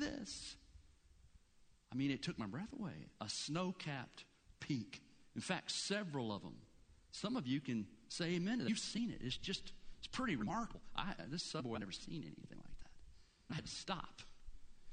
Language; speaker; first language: English; native; English